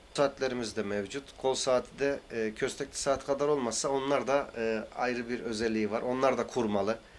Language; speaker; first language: Turkish; native; Turkish